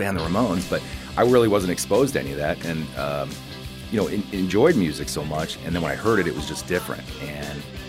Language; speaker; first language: English; native; English